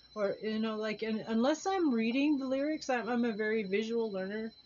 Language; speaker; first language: English; native; English